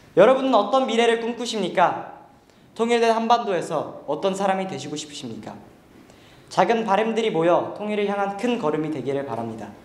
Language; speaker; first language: Korean; early bilingual, heritage; Korean